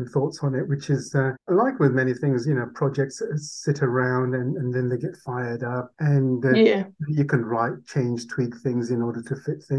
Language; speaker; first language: English; non-native, local second language; Urdu